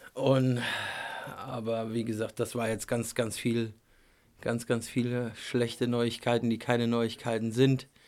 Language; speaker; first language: German; native; German